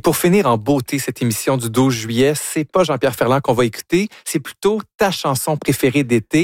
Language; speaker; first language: French; native; French